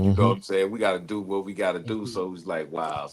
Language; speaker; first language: English; native; English